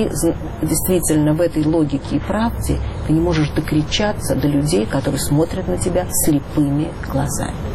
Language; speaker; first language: Russian; native; Russian